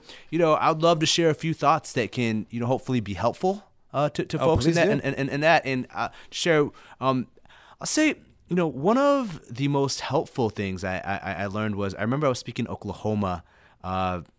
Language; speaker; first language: English; early bilingual, other home language; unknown